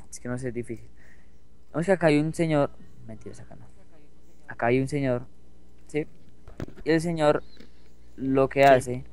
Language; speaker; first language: Spanish; native; Spanish